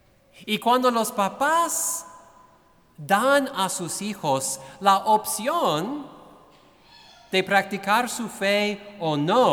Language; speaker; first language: Spanish; non-native, fluent; English